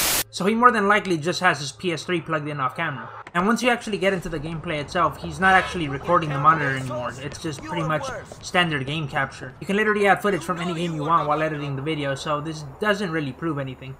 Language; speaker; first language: English; early bilingual, other home language; Spanish